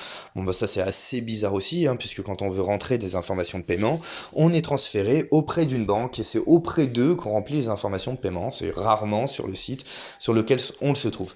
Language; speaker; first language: French; native; French